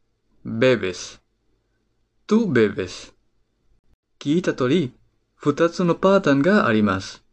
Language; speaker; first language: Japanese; non-native, fluent; Spanish